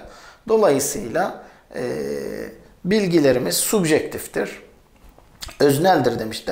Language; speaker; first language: Turkish; native; Turkish